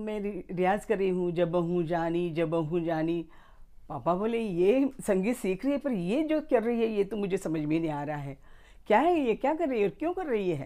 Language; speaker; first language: Hindi; native; Hindi